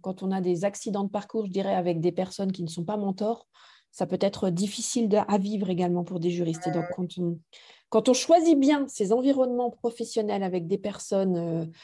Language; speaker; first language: French; native; French